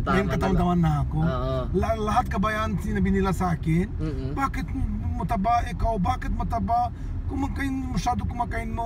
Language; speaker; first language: Filipino; non-native, learner; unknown